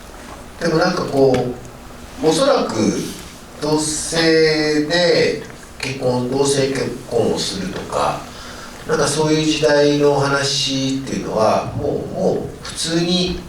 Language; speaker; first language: Japanese; native; Japanese